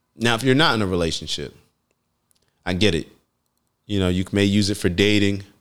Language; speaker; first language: English; native; English